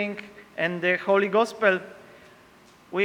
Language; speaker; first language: English; non-native, learner; Polish